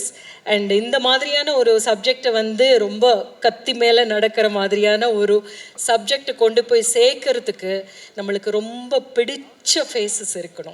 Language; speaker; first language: Tamil; native; Tamil